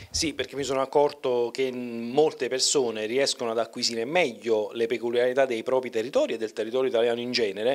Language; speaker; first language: Italian; native; Italian